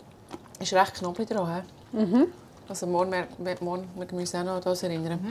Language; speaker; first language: German; native; German